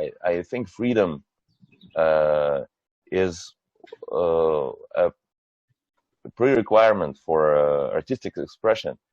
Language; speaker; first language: English; non-native, fluent; Russian